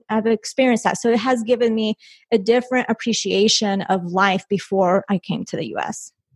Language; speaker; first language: English; early bilingual, other home language; Spanish